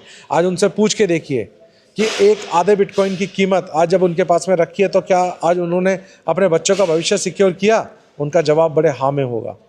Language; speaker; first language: Hindi; native; Hindi